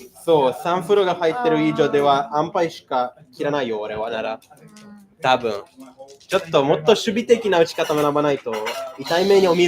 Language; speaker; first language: Japanese; non-native, learner; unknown